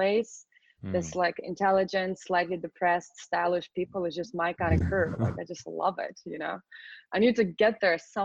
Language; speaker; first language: English; non-native, fluent; Russian